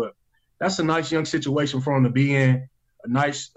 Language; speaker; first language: English; native; English